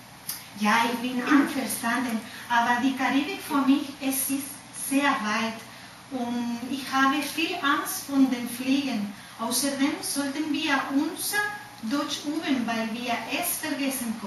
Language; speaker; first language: German; non-native, learner; Spanish